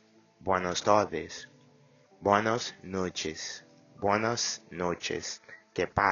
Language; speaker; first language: Spanish; non-native, learner; English